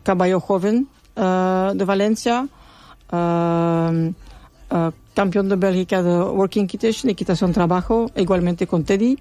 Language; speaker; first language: Spanish; non-native, learner; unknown